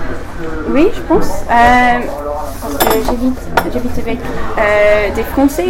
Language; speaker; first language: French; non-native, learner; English